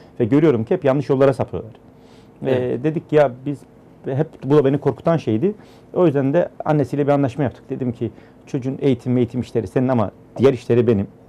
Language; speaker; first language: Turkish; native; Turkish